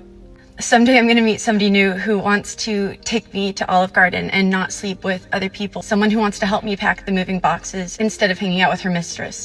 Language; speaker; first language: English; native; English